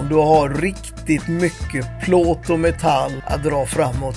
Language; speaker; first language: Swedish; native; Swedish